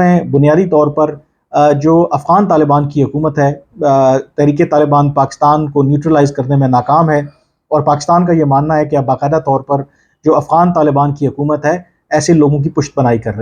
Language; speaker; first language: Urdu; native; Urdu